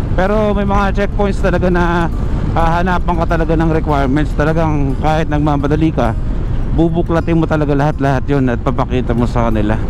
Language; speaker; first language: Filipino; non-native, local second language; Aklanon